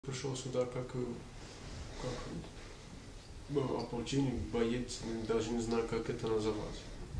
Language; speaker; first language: Russian; non-native, learner; Portuguese